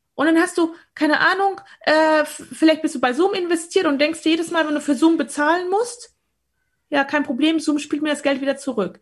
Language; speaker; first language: German; early bilingual, other home language; Polish